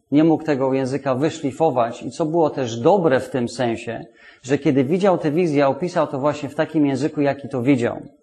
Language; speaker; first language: Polish; non-native, fluent; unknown